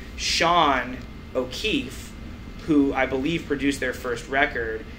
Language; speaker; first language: English; native; English